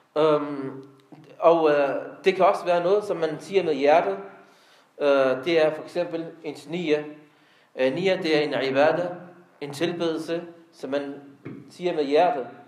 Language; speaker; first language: Danish; early bilingual, other home language; Arabic